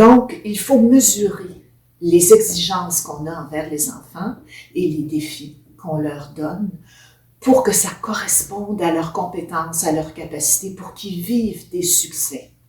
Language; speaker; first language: French; native; French